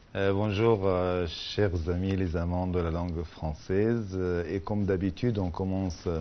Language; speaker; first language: French; non-native, fluent; Arabic